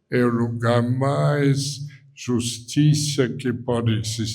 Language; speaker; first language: Portuguese; non-native, fluent; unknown